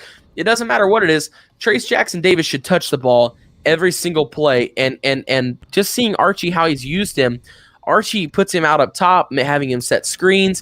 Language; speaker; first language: English; native; English